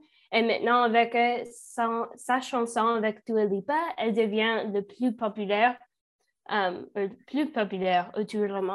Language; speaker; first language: French; non-native, learner; English